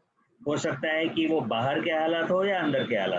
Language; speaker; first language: Hindi; native; Hindi